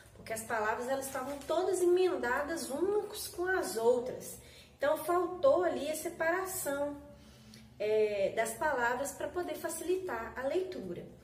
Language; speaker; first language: Portuguese; native; Portuguese